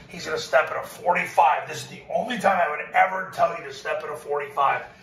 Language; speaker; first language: English; native; English